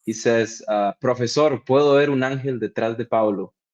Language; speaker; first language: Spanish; non-native, learner; English